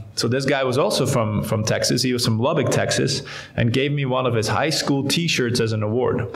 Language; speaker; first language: English; non-native, fluent; Dutch